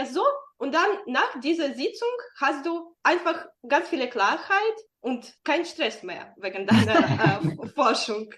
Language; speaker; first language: German; non-native, fluent; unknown